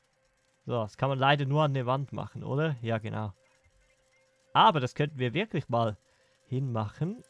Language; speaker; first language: German; native; German